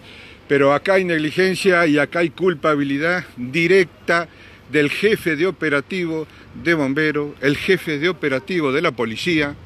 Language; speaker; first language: Spanish; native; Spanish